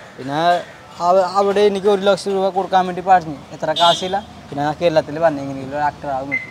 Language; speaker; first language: Malayalam; non-native, learner; Odia